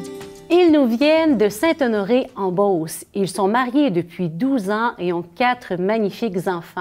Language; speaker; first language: French; native; French